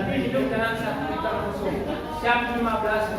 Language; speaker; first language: Indonesian; non-native, learner; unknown